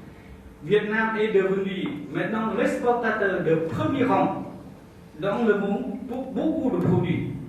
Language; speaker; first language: French; non-native, fluent; Vietnamese